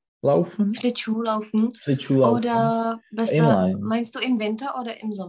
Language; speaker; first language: German; non-native, fluent; Czech